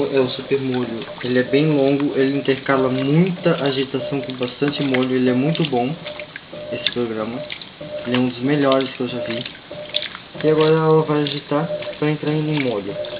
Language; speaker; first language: Portuguese; native; Portuguese